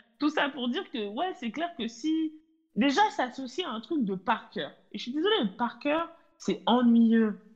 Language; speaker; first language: French; native; French